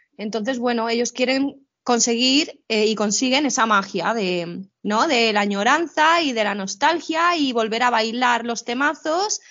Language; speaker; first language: Spanish; native; Spanish